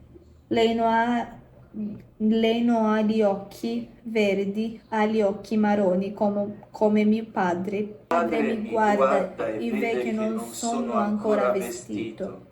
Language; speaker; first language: Italian; non-native, learner; Portuguese